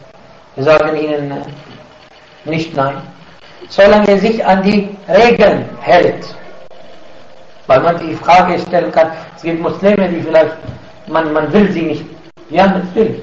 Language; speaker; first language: German; non-native, fluent; Arabic